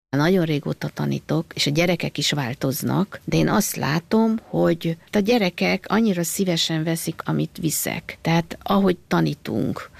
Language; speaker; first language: Hungarian; native; Hungarian